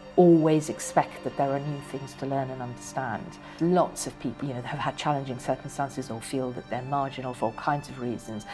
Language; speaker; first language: English; early bilingual, other home language; Persian